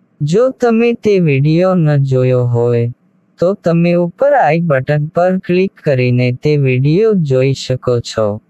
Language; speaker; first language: Gujarati; non-native, local second language; Urdu